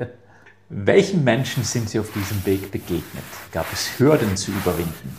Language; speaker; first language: German; native; German